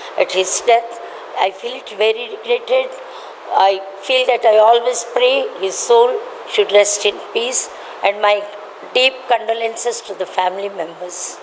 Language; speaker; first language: English; non-native, local second language; Telugu